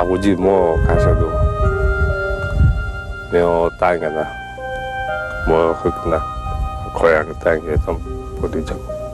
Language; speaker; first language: Korean; early bilingual, heritage; Korean